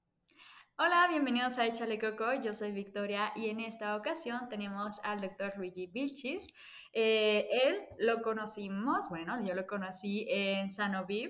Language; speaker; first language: Spanish; native; Spanish